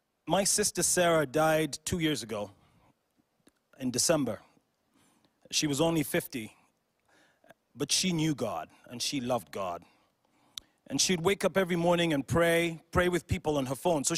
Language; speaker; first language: English; non-native, local second language; Ganda